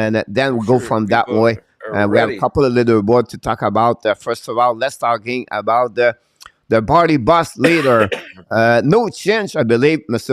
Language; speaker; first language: English; non-native, local second language; French